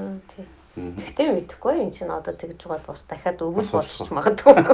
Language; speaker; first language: Mongolian; non-native, fluent; Russian